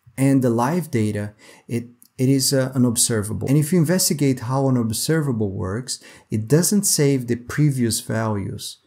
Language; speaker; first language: English; non-native, fluent; Portuguese